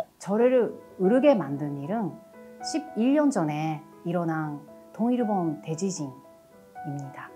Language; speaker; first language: Korean; non-native, fluent; Japanese